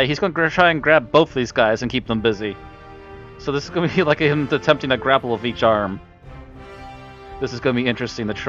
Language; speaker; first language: English; native; English